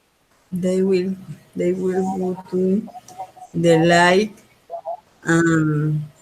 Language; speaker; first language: English; non-native, learner; Spanish